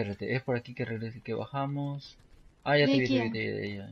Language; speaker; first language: Spanish; non-native, fluent; Portuguese